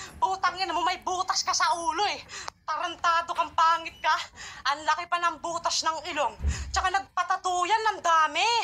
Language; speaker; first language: Filipino; non-native, local second language; Hiligaynon